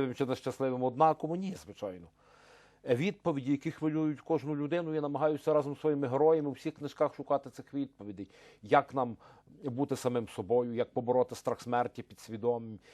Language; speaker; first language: Ukrainian; native; Ukrainian